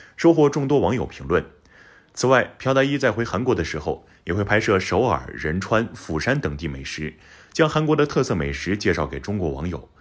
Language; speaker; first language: Chinese; native; Chinese